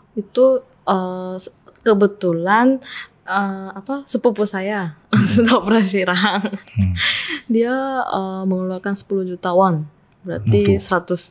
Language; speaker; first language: Indonesian; non-native, fluent; Korean